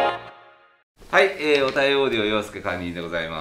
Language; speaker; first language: Japanese; native; Japanese